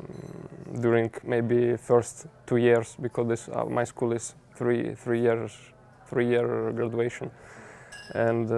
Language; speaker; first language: English; non-native, fluent; Italian